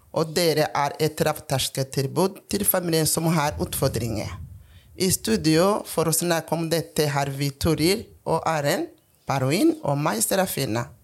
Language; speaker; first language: Norwegian; non-native, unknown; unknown